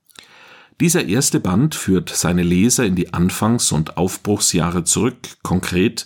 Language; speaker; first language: German; native; German